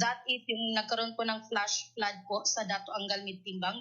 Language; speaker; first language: Filipino; non-native, local second language; Maguindanaon